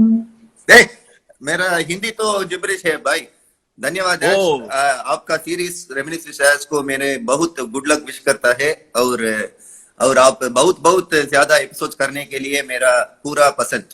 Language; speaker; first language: Hindi; non-native, local second language; Tamil